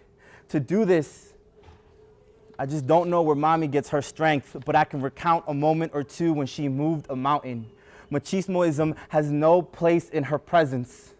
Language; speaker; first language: English; early bilingual, other home language; Spanish